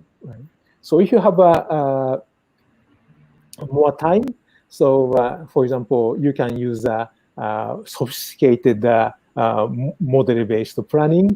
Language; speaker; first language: English; non-native, fluent; Japanese